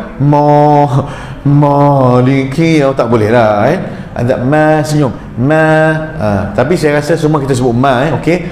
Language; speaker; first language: Malay; early bilingual, heritage; Malay